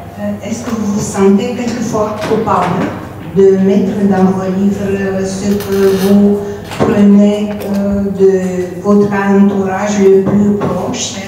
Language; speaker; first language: French; non-native, fluent; Romanian